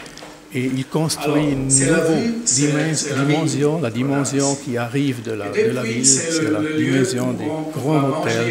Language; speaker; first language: French; non-native, learner; German